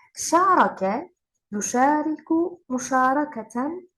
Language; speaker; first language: Arabic; non-native, fluent; Turkish